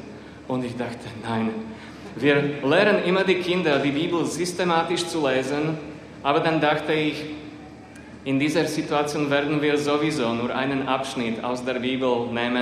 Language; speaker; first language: German; non-native, fluent; Slovak